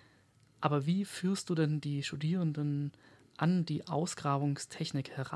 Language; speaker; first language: German; native; German